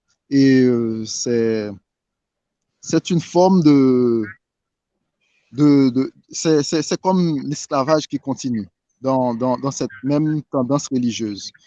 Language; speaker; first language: French; non-native, local second language; Haitian Creole